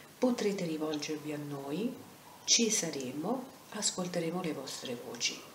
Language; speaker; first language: Italian; native; Italian